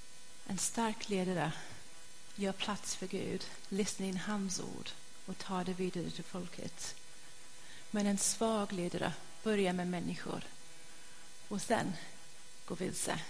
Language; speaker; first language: Swedish; non-native, fluent; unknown